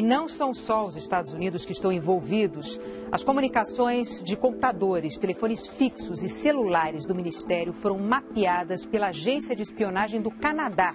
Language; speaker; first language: Portuguese; native; Portuguese